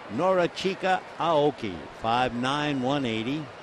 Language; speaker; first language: English; native; English